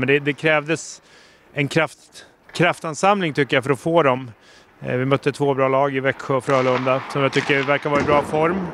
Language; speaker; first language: Swedish; native; Swedish